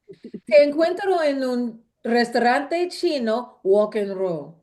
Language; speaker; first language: Spanish; non-native, fluent; English